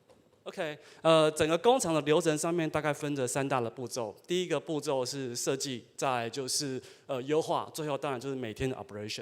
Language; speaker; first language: Chinese; native; Chinese